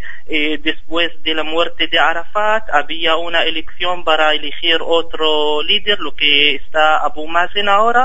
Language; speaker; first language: Spanish; non-native, fluent; Arabic